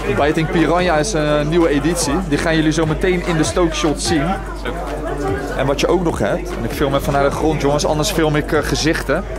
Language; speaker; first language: Dutch; native; Dutch